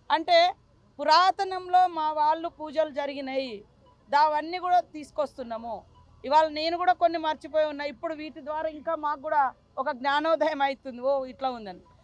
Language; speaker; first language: Telugu; native; Telugu